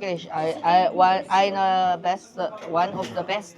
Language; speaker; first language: German; non-native, learner; Chinese